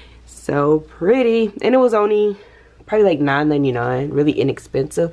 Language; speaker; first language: English; native; English